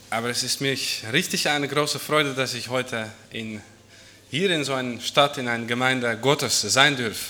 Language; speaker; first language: German; non-native, fluent; Dutch